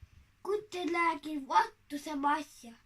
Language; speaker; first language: Finnish; non-native, learner; Estonian